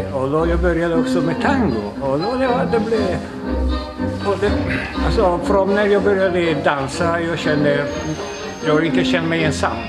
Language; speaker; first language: Swedish; non-native, fluent; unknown